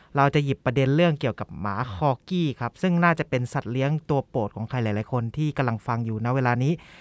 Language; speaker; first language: Thai; native; Thai